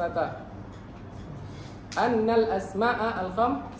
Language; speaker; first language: Arabic; non-native, fluent; Indonesian